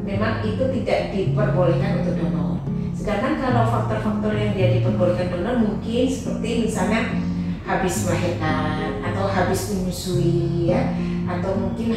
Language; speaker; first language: Indonesian; native; Indonesian